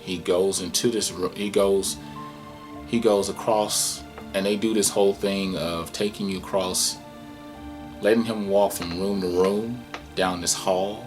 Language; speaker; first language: English; native; English